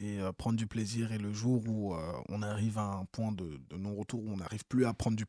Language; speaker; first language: French; native; French